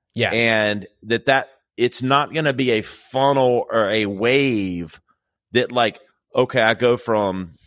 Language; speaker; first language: English; native; English